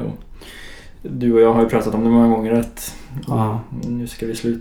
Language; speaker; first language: Swedish; native; Swedish